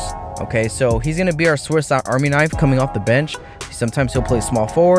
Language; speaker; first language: English; native; English